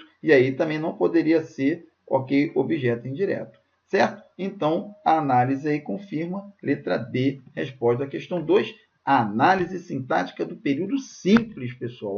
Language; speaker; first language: Portuguese; native; Portuguese